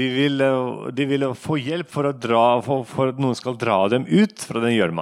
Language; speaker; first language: Norwegian; non-native, fluent; Russian